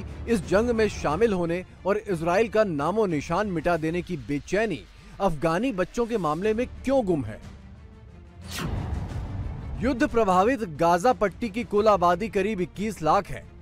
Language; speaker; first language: Hindi; native; Hindi